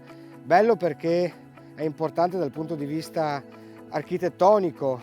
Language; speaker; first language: Italian; native; Italian